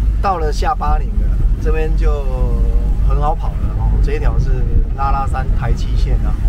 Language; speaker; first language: Chinese; native; Chinese